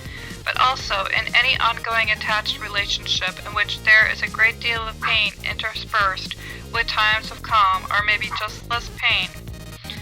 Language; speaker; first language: English; native; English